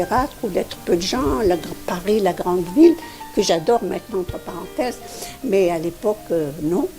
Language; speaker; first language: French; non-native, local second language; Arabic